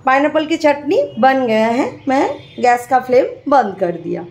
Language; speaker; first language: Hindi; non-native, local second language; Bangla